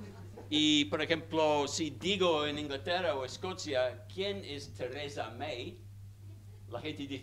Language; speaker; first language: Spanish; non-native, fluent; English